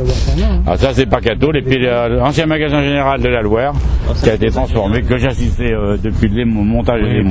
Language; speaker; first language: French; native; French